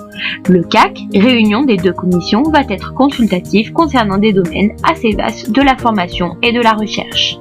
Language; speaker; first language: French; native; French